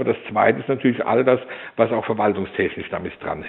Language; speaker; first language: German; native; German